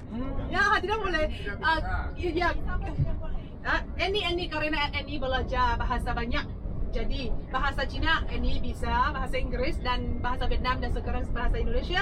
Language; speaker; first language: Indonesian; non-native, fluent; Vietnamese